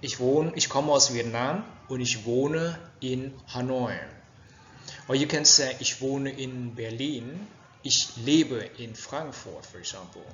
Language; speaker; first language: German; non-native, fluent; Vietnamese